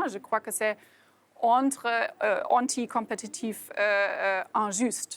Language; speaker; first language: French; non-native, fluent; German